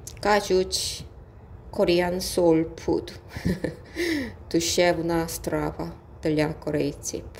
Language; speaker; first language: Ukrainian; non-native, learner; Korean